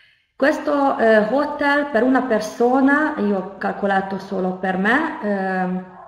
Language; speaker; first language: Italian; non-native, fluent; Hungarian